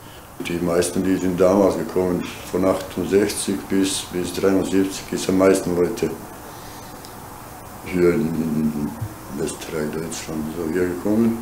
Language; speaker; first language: German; non-native, learner; Bosnian